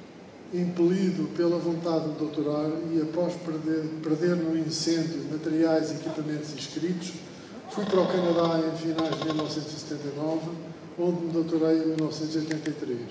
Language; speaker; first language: Portuguese; native; Portuguese